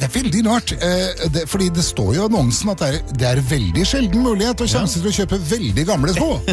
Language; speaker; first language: Norwegian; native; Norwegian